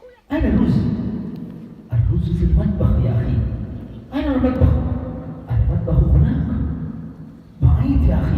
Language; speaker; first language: Arabic; non-native, fluent; Indonesian